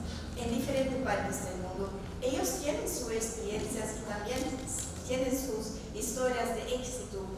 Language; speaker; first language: Spanish; non-native, fluent; Norwegian